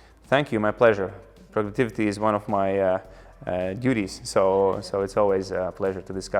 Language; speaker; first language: English; non-native, fluent; Latvian